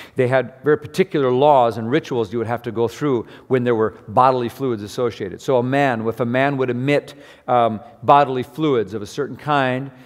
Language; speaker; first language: English; native; English